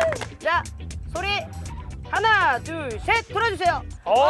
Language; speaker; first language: Korean; native; Korean